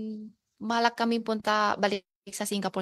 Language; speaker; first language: Filipino; non-native, learner; Chinese